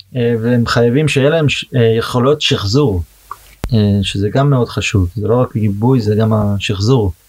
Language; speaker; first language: Hebrew; early bilingual, heritage; Hebrew